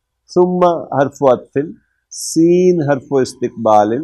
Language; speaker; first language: Arabic; non-native, fluent; Urdu